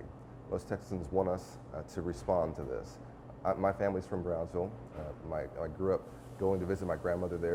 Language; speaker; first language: English; native; English